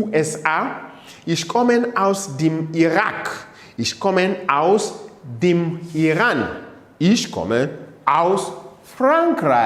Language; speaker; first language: German; non-native, fluent; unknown